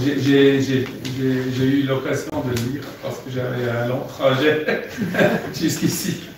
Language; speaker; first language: French; non-native, fluent; German